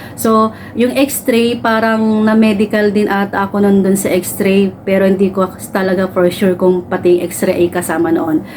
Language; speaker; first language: Filipino; native; Filipino